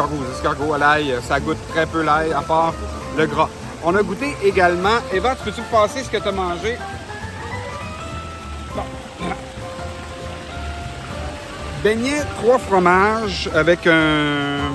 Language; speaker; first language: French; native; French